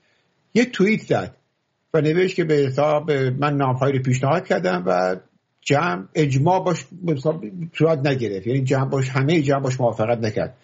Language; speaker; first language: Persian; native; Persian